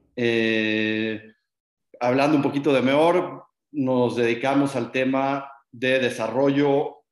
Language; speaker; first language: Spanish; native; Spanish